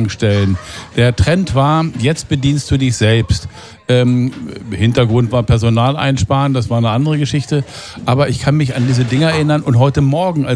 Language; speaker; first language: German; native; German